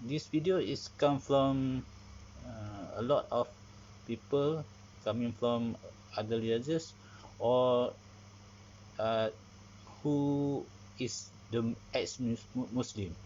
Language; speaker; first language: English; non-native, learner; Malay